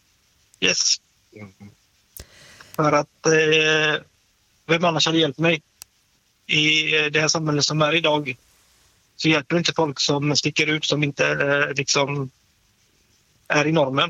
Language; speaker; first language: Swedish; native; Swedish